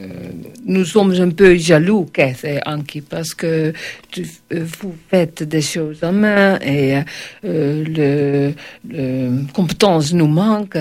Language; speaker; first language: French; non-native, learner; Dutch